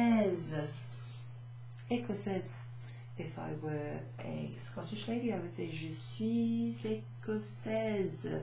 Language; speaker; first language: French; non-native, fluent; English